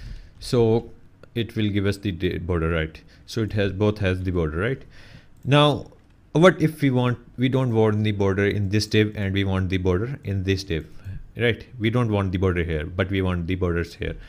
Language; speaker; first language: English; non-native, local second language; Urdu